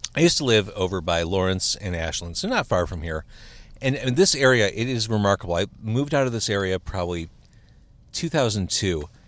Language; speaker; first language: English; native; English